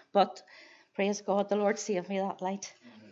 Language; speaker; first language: English; native; English